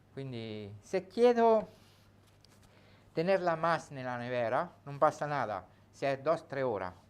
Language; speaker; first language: Spanish; non-native, learner; Italian